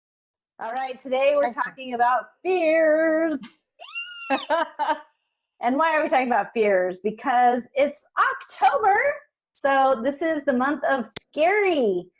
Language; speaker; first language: English; native; English